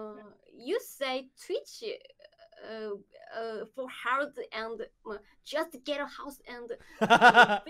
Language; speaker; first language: English; non-native, learner; Korean